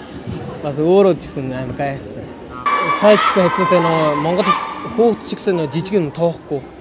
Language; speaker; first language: Mongolian; non-native, learner; Japanese